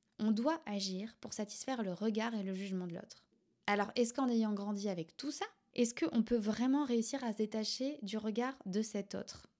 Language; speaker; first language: French; native; French